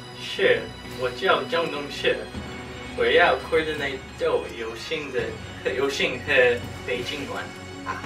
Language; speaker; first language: Chinese; non-native, learner; English